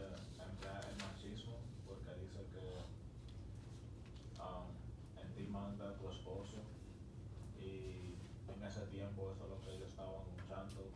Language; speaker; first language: Spanish; early bilingual, other home language; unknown